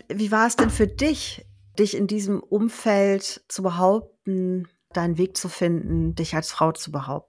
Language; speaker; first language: German; native; German